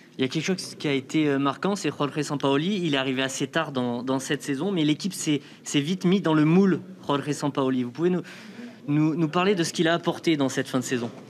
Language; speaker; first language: French; native; French